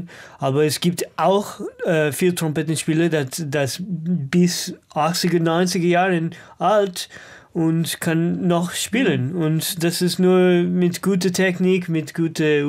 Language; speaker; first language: German; non-native, learner; English